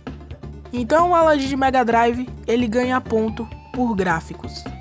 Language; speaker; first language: Portuguese; native; Portuguese